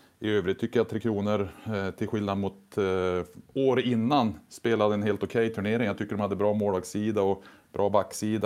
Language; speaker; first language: Swedish; native; Swedish